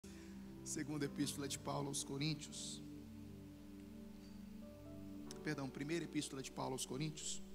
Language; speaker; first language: Portuguese; native; Portuguese